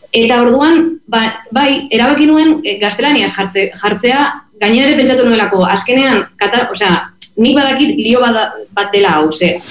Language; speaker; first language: Basque; non-native, local second language; Spanish